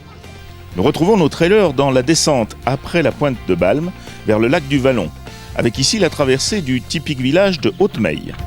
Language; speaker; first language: French; native; French